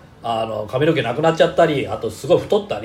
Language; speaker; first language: Japanese; native; Japanese